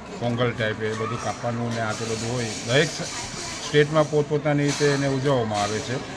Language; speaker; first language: Gujarati; non-native, local second language; Sindhi